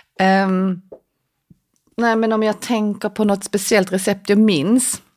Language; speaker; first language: Swedish; early bilingual, other home language; Korean